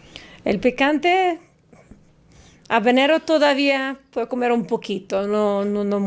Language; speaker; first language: Spanish; non-native, fluent; English